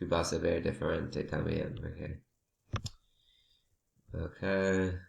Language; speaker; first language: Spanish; non-native, learner; English